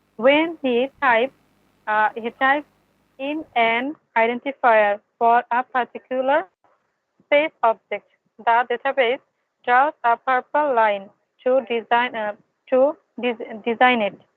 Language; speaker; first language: English; non-native, local second language; Bangla